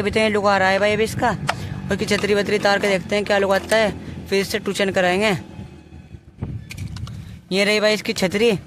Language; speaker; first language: Hindi; native; Hindi